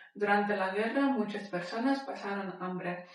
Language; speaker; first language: Spanish; non-native, fluent; Ukrainian